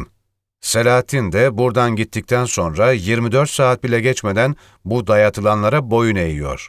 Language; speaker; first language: Turkish; native; Turkish